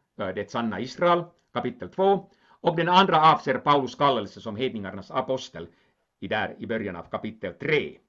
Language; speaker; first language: Swedish; non-native, local second language; Finnish